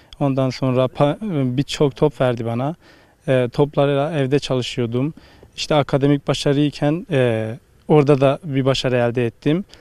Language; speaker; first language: Turkish; native; Turkish